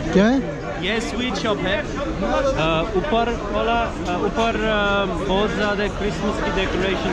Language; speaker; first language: Hindi; non-native, learner; Turkish